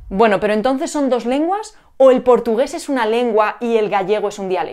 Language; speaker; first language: Spanish; native; Spanish